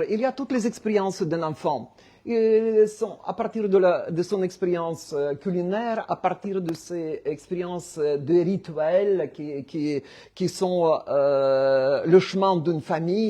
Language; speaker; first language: French; non-native, fluent; Romanian